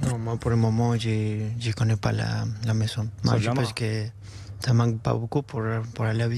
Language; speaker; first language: French; non-native, learner; Spanish